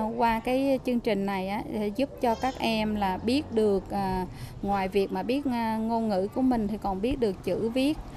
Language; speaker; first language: Vietnamese; non-native, local second language; Western Cham